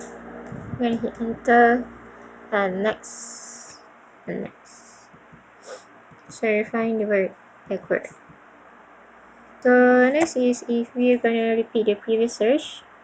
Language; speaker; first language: English; non-native, local second language; Malay